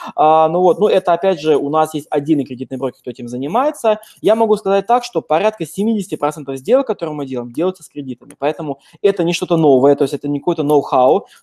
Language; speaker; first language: Russian; native; Russian